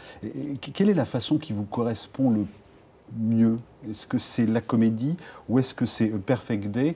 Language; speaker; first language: French; native; French